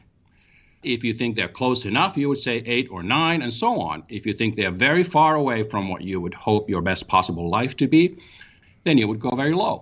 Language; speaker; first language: English; non-native, fluent; Finnish